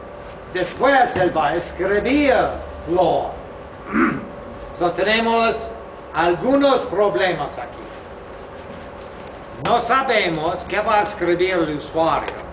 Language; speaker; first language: Spanish; non-native, fluent; English